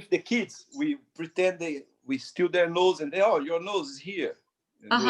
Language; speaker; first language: English; non-native, fluent; Portuguese